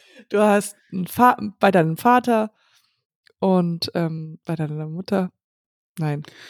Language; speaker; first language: German; native; German